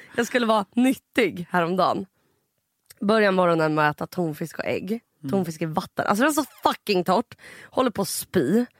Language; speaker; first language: Swedish; native; Swedish